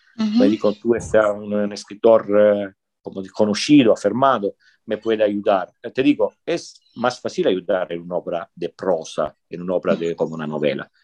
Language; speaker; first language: Spanish; non-native, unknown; Italian